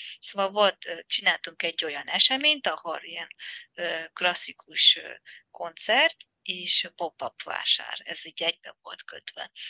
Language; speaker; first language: Hungarian; non-native, fluent; Japanese